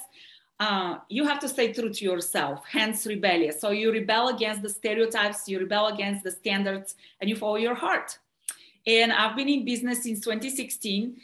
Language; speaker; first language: English; non-native, fluent; Bulgarian